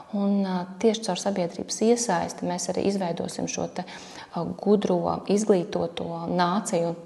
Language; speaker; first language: Latvian; native; Latvian